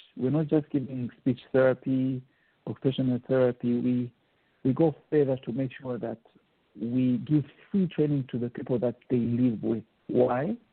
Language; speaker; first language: English; non-native, local second language; Bemba